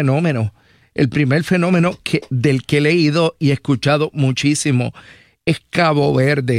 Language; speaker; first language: Spanish; native; Spanish